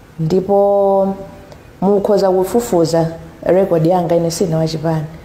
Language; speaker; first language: Nyanja; native; Nyanja